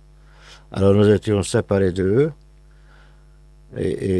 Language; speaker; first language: French; non-native, fluent; Hungarian